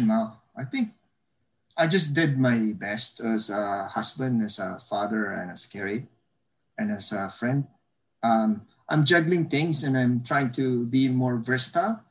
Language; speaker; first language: English; non-native, local second language; Hiligaynon